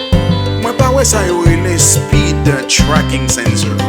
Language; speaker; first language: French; non-native, learner; Haitian Creole